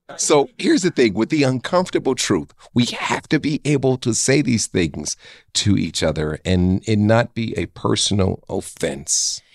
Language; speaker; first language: English; native; English